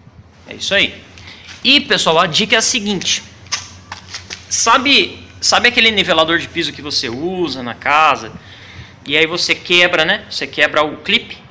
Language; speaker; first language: Portuguese; native; Portuguese